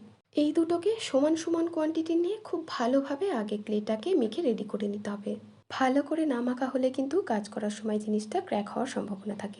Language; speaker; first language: Bangla; native; Bangla